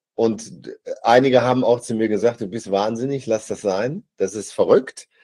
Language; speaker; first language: German; native; German